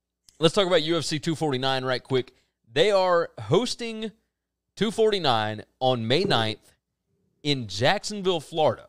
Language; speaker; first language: English; native; English